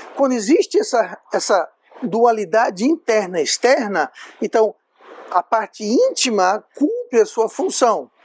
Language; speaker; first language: Portuguese; non-native, fluent; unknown